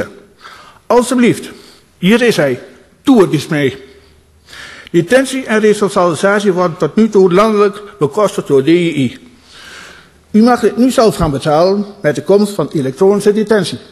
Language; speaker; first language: Dutch; native; Dutch